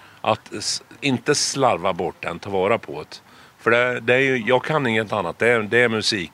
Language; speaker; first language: Swedish; native; Swedish